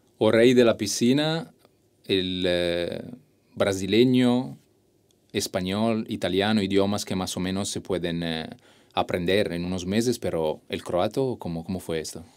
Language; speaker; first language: Spanish; non-native, fluent; Italian